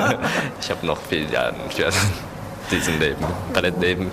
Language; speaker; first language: German; non-native, learner; Japanese